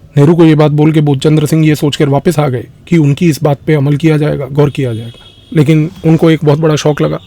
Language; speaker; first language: Hindi; native; Hindi